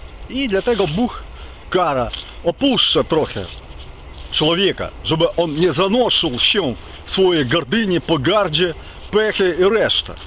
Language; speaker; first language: Polish; non-native, learner; Ukrainian